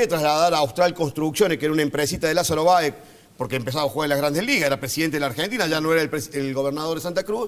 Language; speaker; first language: Spanish; native; Spanish